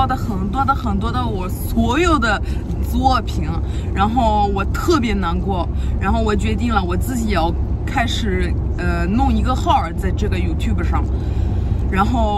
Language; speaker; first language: Chinese; non-native, fluent; French